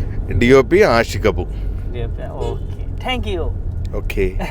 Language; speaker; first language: Malayalam; native; Malayalam